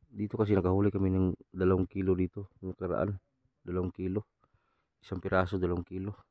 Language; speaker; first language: Filipino; non-native, local second language; Cebuano